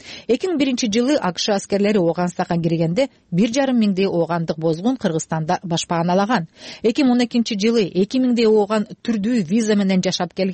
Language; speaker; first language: Kyrgyz; native; Kyrgyz